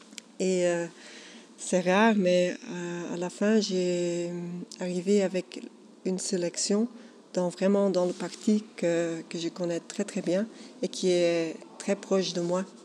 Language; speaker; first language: French; non-native, local second language; Dutch